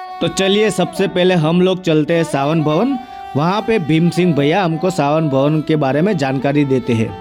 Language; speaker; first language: Hindi; non-native, local second language; Gujarati